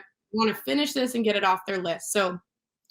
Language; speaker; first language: English; native; English